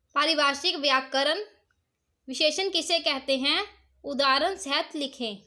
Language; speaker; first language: Hindi; non-native, local second language; Punjabi